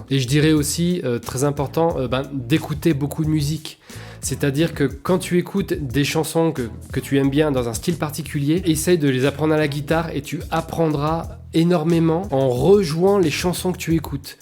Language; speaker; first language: French; native; French